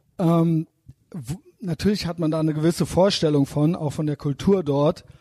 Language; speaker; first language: German; native; German